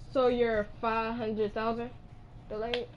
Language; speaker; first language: English; native; English